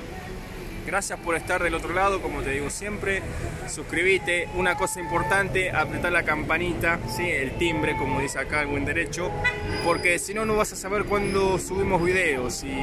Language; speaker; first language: Spanish; native; Spanish